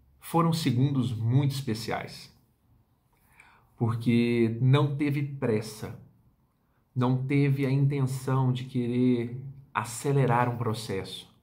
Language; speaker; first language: Portuguese; native; Portuguese